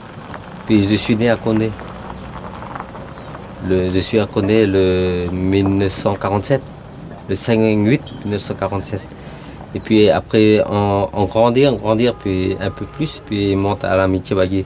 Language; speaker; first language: French; non-native, local second language; Vietnamese